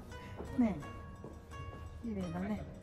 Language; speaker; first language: Japanese; native; Japanese